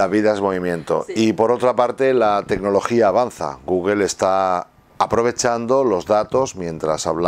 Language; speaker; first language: Spanish; native; Spanish